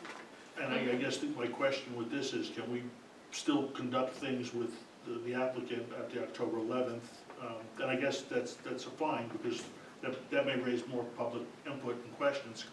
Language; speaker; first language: English; native; English